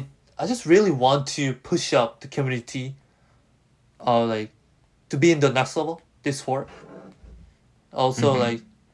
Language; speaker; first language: English; non-native, fluent; Korean